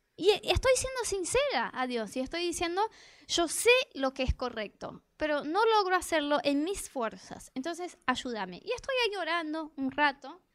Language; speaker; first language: Spanish; non-native, fluent; Portuguese